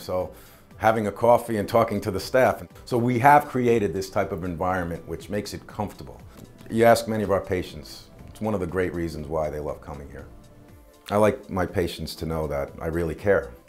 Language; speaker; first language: English; native; English